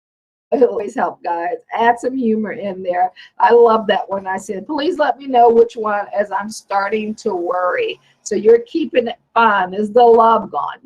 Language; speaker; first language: English; native; English